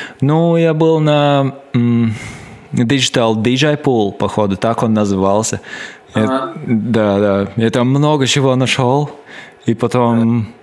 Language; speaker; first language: Russian; non-native, local second language; Latvian